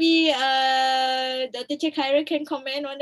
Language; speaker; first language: English; non-native, local second language; Malay